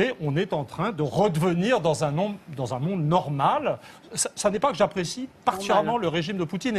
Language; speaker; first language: French; native; French